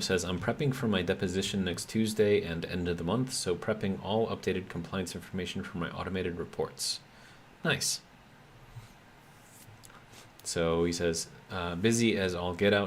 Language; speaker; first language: English; native; English